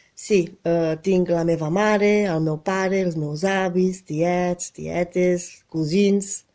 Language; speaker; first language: Catalan; non-native, fluent; Romanian